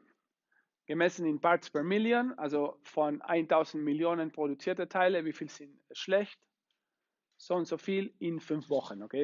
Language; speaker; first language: German; non-native, fluent; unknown